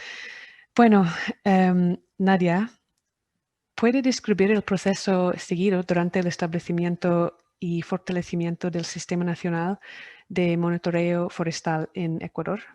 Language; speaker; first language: Spanish; non-native, fluent; English